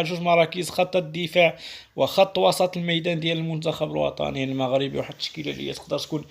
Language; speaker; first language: Arabic; native; Arabic